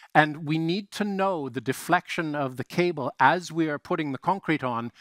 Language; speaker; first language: English; native; English